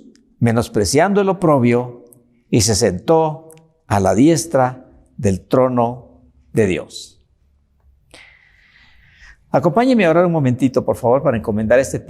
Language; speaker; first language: Spanish; native; Spanish